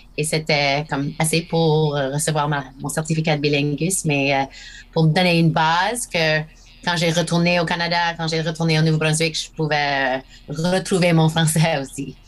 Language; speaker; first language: French; non-native, local second language; English